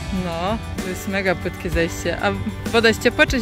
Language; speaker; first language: Polish; native; Polish